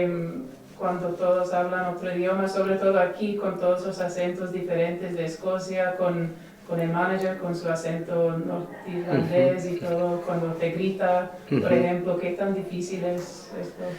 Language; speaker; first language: Spanish; non-native, fluent; English